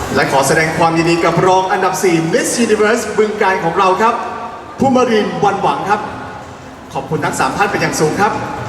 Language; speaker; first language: Thai; native; Thai